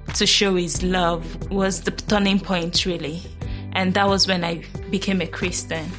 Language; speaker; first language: English; non-native, local second language; Yoruba